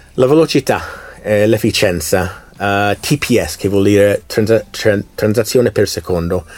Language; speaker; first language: Italian; non-native, fluent; English